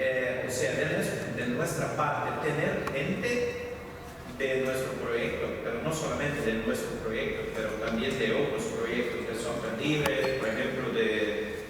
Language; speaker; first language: Spanish; non-native, fluent; Portuguese